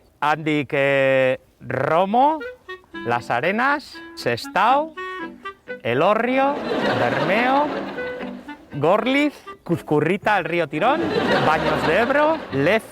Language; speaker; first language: Basque; non-native, local second language; Spanish